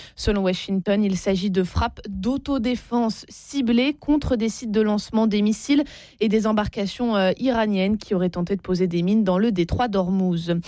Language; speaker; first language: French; native; French